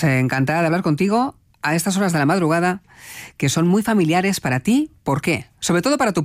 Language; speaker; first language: Spanish; native; Spanish